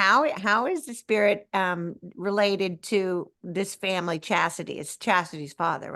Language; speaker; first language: English; native; English